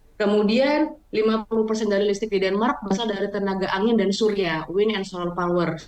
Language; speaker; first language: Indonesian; native; Indonesian